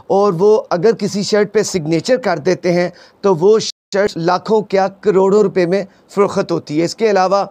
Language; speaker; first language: Urdu; non-native, local second language; Punjabi